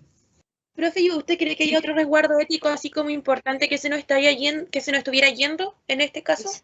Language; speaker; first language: Spanish; native; Spanish